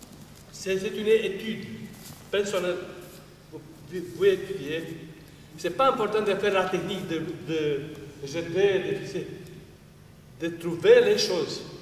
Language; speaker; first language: French; non-native, fluent; Romanian